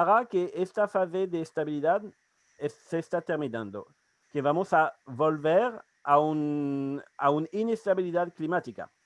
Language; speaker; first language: Spanish; non-native, fluent; French